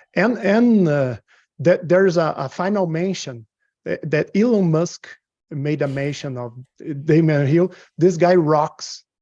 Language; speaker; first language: English; non-native, fluent; Portuguese